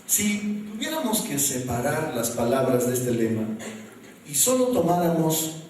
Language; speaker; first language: Spanish; native; Spanish